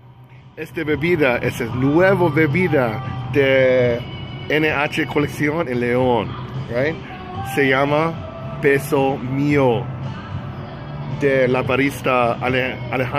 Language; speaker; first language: Spanish; non-native, learner; English